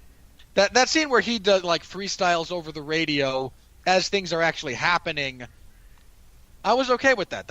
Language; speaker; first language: English; native; English